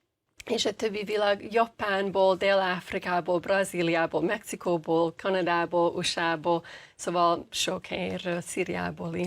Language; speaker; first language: Hungarian; non-native, fluent; English